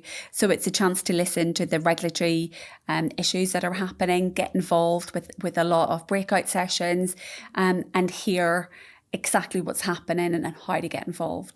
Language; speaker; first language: English; native; English